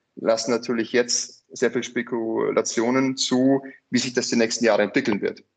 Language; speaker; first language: German; native; German